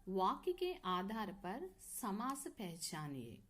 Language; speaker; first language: Hindi; non-native, local second language; Telugu